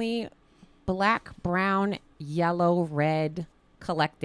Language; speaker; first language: English; native; English